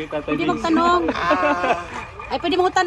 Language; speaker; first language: Filipino; non-native, local second language; Cebuano